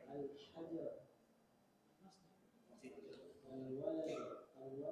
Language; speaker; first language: Arabic; non-native, learner; Indonesian